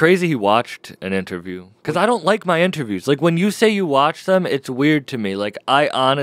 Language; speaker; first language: English; native; English